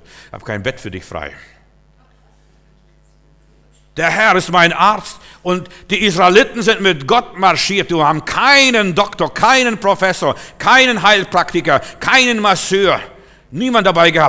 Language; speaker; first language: German; native; German